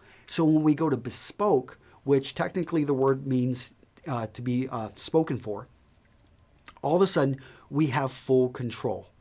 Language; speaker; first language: English; native; English